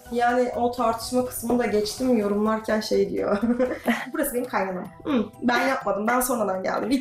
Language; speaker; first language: Turkish; native; Turkish